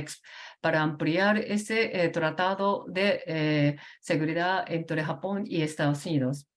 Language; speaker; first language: Spanish; non-native, fluent; Japanese